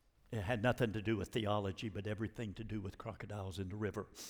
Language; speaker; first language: English; native; English